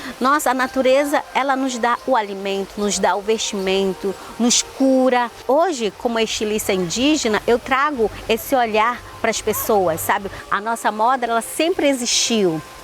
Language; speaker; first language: Portuguese; non-native, local second language; Ticuna